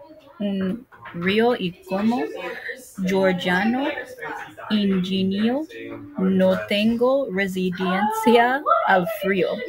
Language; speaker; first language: Spanish; non-native, learner; English